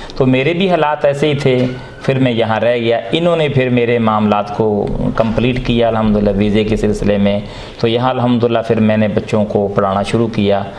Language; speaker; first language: Urdu; non-native, local second language; Punjabi